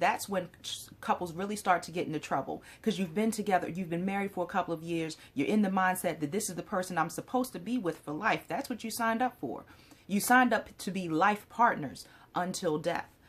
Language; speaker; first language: English; native; English